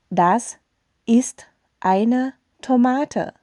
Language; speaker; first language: German; non-native, fluent; Thai